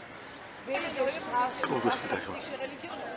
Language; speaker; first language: German; non-native, fluent; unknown